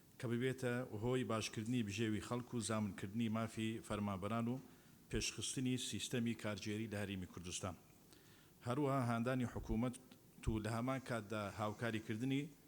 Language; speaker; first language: Central Kurdish; non-native, local second language; Turkish